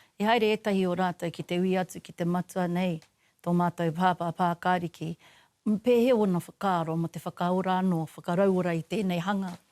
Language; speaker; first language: Māori; native; Māori